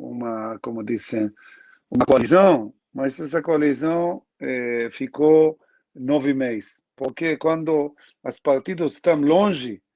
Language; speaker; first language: Portuguese; non-native, learner; Hebrew